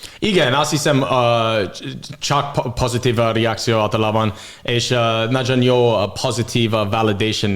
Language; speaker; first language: Hungarian; non-native, learner; English